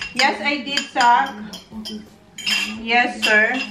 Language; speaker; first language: English; non-native, local second language; Bikol